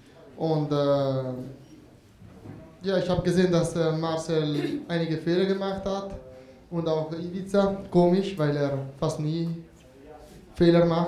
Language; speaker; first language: German; non-native, fluent; Italian